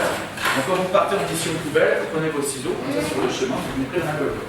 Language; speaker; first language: French; native; French